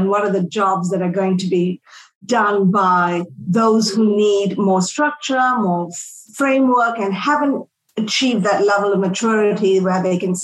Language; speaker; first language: English; non-native, local second language; Tamil